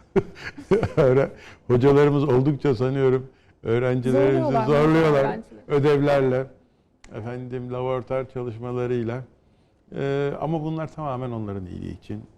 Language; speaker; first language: Turkish; native; Turkish